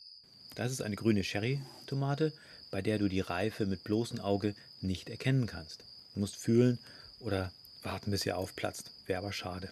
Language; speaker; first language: German; native; German